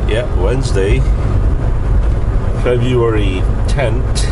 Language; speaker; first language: English; native; English